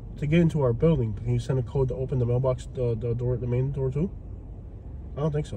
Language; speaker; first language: English; native; English